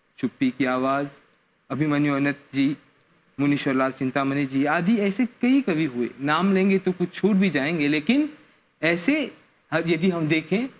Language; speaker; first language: Hindi; non-native, local second language; Morisyen